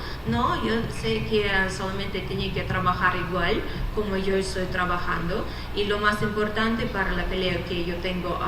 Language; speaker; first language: Spanish; non-native, fluent; Russian